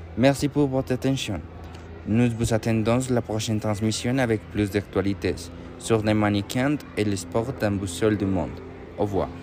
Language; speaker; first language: French; non-native, learner; Spanish